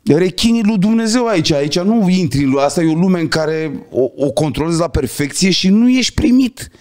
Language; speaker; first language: Romanian; native; Romanian